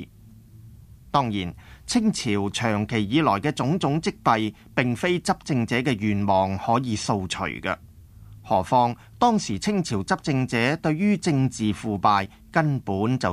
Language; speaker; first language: Chinese; non-native, local second language; Cantonese